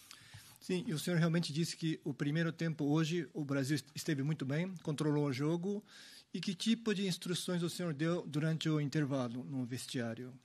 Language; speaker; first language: Portuguese; non-native, fluent; Japanese